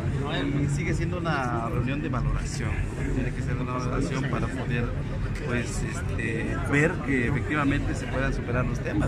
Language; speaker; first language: Spanish; native; Spanish